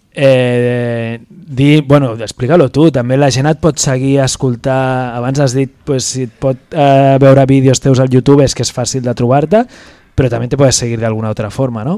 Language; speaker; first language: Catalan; native; Catalan